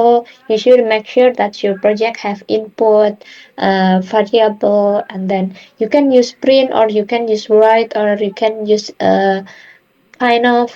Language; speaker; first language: English; non-native, learner; Indonesian